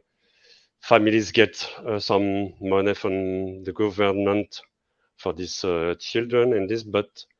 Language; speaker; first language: English; non-native, fluent; French